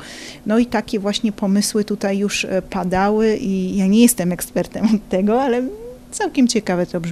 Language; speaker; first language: Polish; native; Polish